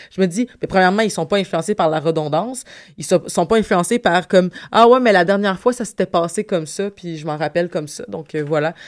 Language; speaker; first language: French; native; French